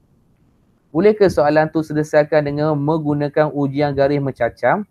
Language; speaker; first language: Malay; native; Malay